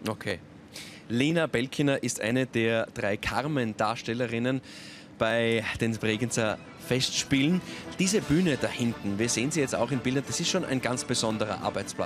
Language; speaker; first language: German; native; German